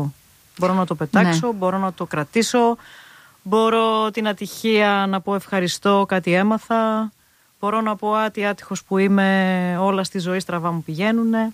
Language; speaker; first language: Greek; native; Greek